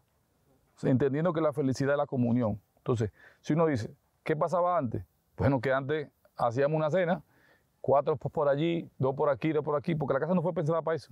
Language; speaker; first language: Spanish; native; Spanish